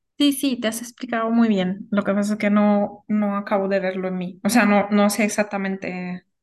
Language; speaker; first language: Spanish; non-native, fluent; Italian